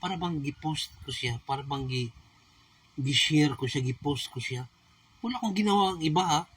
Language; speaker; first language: Filipino; native; Filipino